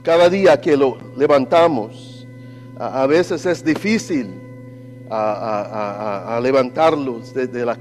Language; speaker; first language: Spanish; non-native, learner; English